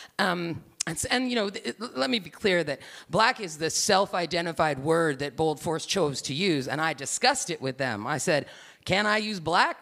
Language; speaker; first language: English; native; English